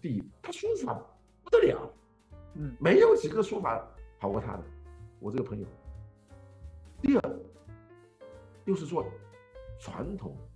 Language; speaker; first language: Chinese; non-native, local second language; Cantonese